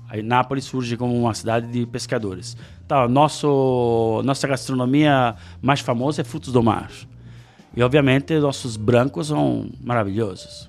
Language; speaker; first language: Portuguese; non-native, fluent; Italian